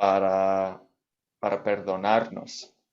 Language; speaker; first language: Spanish; non-native, fluent; English